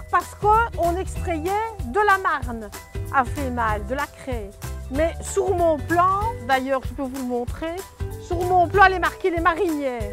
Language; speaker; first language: French; native; French